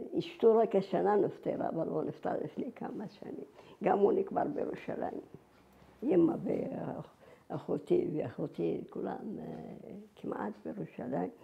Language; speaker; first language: Hebrew; non-native, fluent; Arabic